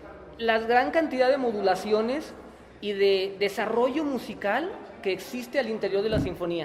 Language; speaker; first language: Spanish; native; Spanish